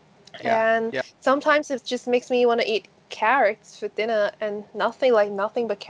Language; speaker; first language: English; non-native, local second language; Cantonese